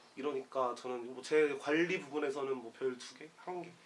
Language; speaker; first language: Korean; native; Korean